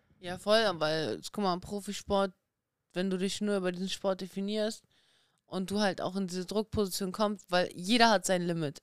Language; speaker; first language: German; early bilingual, other home language; Russian